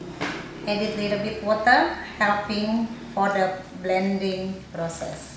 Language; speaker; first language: English; non-native, learner; Indonesian